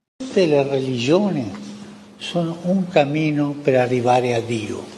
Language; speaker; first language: Italian; early bilingual, heritage; Spanish